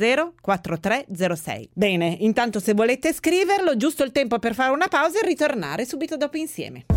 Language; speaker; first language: Italian; native; Italian